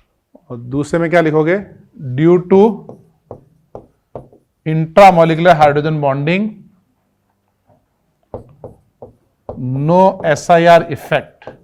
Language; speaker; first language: Hindi; native; Hindi